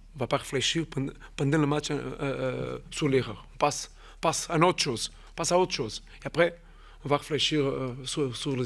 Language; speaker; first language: French; non-native, fluent; Portuguese